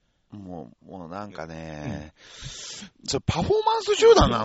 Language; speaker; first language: Japanese; native; Japanese